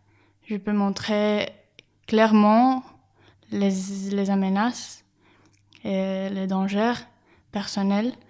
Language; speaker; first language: French; non-native, learner; Spanish